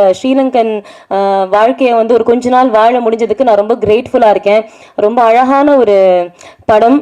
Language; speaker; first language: Tamil; native; Tamil